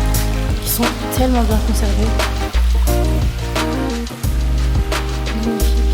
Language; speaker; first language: French; native; French